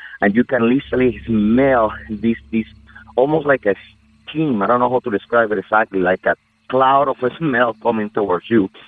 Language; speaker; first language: English; non-native, fluent; Spanish